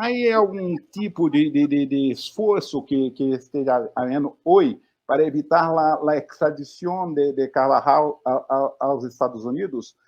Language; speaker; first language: Spanish; non-native, fluent; Portuguese